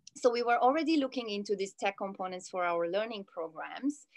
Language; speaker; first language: English; non-native, fluent; Italian